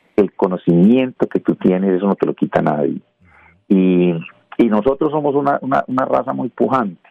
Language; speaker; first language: Spanish; native; Spanish